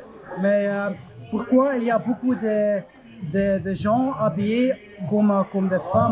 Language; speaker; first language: French; non-native, learner; Dutch